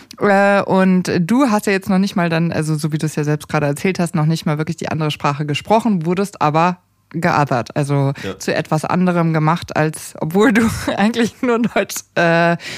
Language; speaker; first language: German; native; German